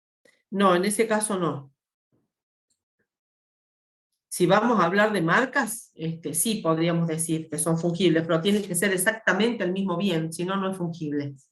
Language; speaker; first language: Spanish; native; Spanish